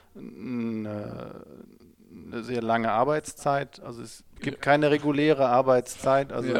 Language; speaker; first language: German; native; German